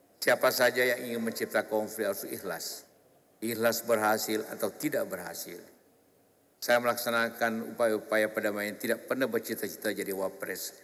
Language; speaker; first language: Indonesian; non-native, local second language; Buginese